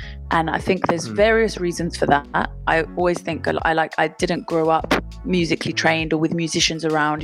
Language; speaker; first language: English; native; English